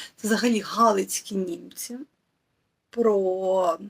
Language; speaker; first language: Ukrainian; native; Ukrainian